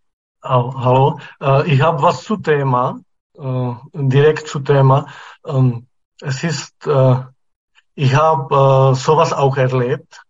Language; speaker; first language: German; non-native, fluent; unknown